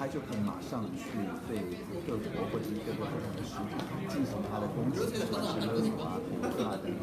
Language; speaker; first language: Chinese; native; Chinese